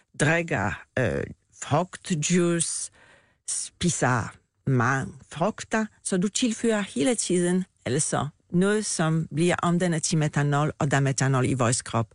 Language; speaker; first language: Danish; non-native, fluent; Polish